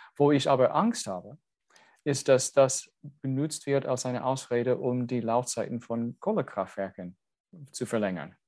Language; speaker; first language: German; non-native, fluent; English